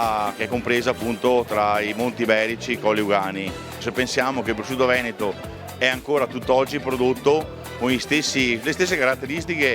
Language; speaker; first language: Italian; native; Italian